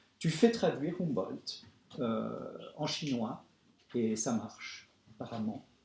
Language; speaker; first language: French; native; French